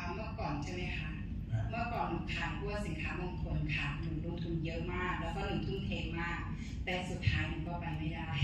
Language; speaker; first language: Thai; non-native, fluent; Burmese